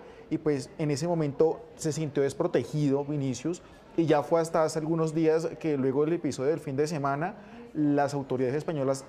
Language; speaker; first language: Spanish; native; Spanish